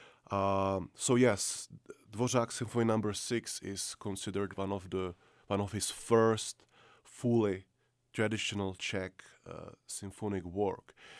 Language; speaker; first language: English; non-native, fluent; Czech